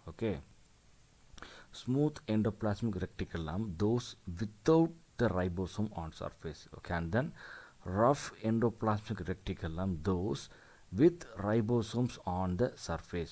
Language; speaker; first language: English; non-native, local second language; Tamil